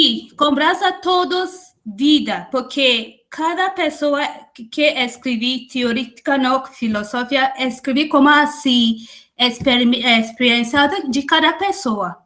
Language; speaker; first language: Portuguese; non-native, learner; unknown